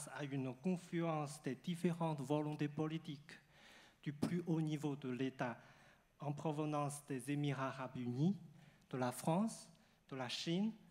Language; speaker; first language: French; non-native, fluent; Chinese